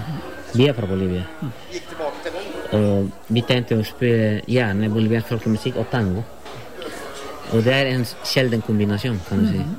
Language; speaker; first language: Norwegian; non-native, fluent; Spanish